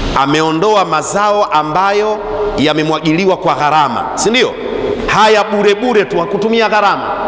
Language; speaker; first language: Swahili; non-native, local second language; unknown